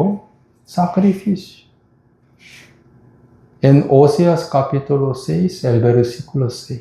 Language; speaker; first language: Spanish; non-native, fluent; Korean